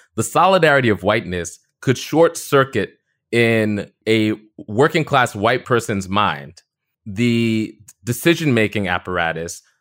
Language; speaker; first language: English; native; English